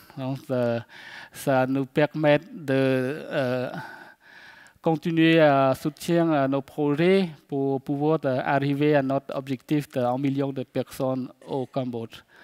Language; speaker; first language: French; non-native, fluent; Khmer